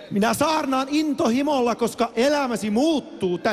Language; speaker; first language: Finnish; native; Finnish